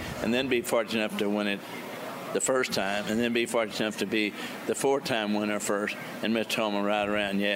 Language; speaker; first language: English; native; English